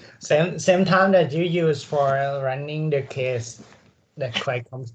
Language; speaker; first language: English; non-native, learner; Thai